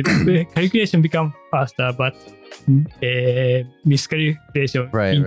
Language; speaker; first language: English; non-native, learner; Japanese